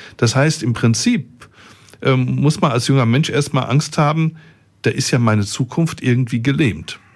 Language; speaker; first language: German; native; German